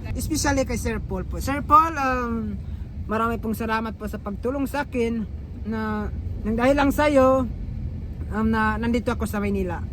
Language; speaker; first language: Filipino; non-native, local second language; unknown